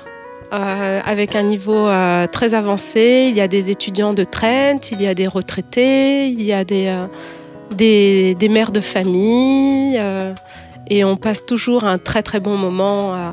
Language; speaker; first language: French; native; French